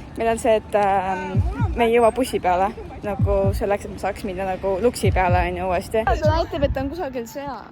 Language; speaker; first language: Estonian; native; Estonian